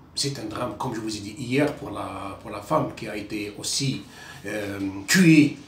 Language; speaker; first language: French; non-native, local second language; Arabic